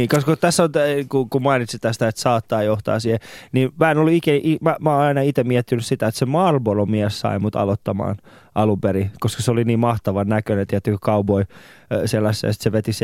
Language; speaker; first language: Finnish; early bilingual, other home language; Persian